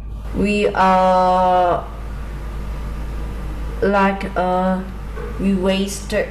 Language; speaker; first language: English; non-native, learner; Vietnamese